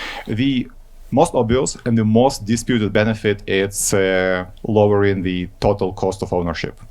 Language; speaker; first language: English; non-native, fluent; Ukrainian